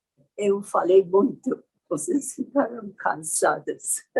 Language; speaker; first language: Portuguese; non-native, learner; Persian